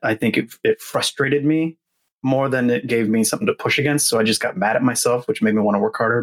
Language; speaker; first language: English; native; English